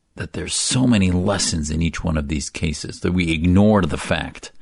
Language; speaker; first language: English; early bilingual, other home language; Arabic